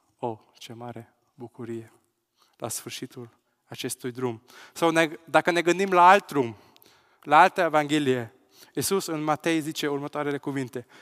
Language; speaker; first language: Romanian; non-native, local second language; Hungarian